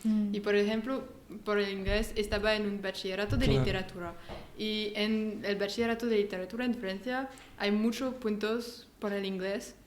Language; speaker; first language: Spanish; non-native, learner; French